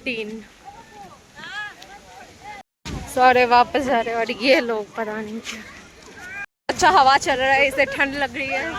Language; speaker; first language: Hindi; non-native, local second language; Bangla